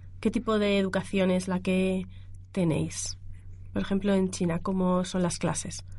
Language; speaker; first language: Spanish; native; Spanish